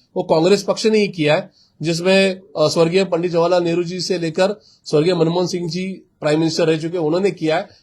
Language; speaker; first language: Hindi; non-native, local second language; Marathi